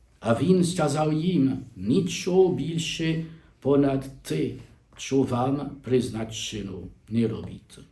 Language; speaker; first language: Ukrainian; non-native, learner; French